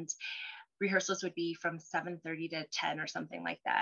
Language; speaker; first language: English; early bilingual, other home language; Cantonese